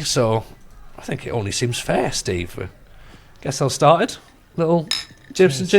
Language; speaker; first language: English; native; English